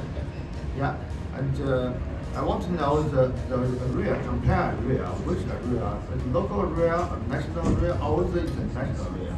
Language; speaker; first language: English; non-native, learner; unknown